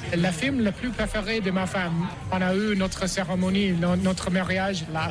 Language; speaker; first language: French; non-native, learner; English